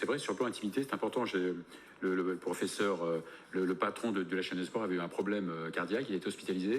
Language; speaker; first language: French; native; French